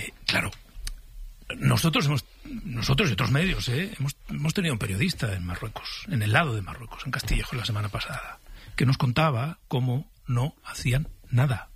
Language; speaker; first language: Spanish; native; Spanish